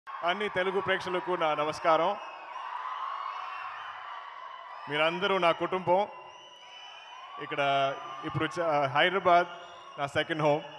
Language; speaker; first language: Telugu; non-native, learner; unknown